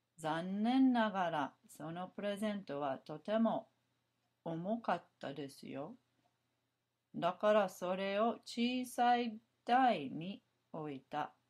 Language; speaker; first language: Japanese; non-native, learner; English